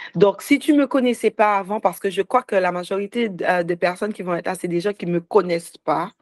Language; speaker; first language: French; native; French